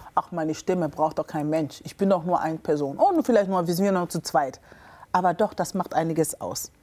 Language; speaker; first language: German; early bilingual, other home language; Akan